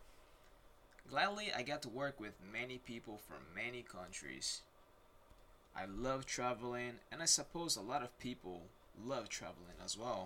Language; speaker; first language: English; non-native, fluent; Japanese